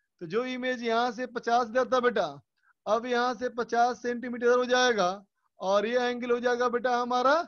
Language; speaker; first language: Hindi; native; Hindi